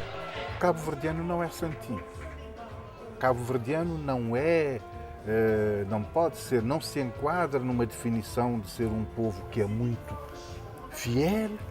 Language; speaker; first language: Portuguese; non-native, local second language; Kabuverdianu